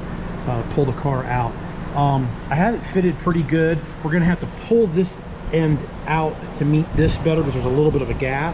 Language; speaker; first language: English; native; English